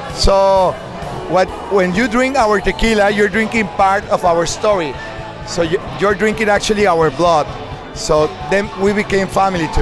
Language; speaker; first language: English; non-native, fluent; Spanish